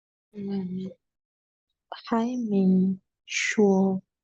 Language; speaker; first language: Chinese; non-native, learner; Indonesian